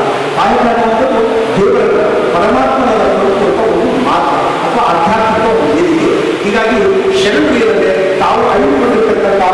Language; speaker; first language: Kannada; native; Kannada